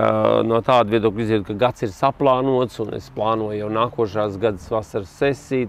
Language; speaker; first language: Latvian; native; Latvian